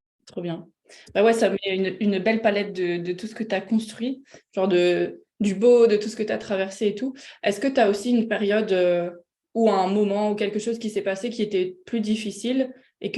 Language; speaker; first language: French; native; French